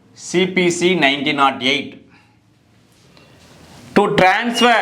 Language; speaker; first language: English; non-native, local second language; Tamil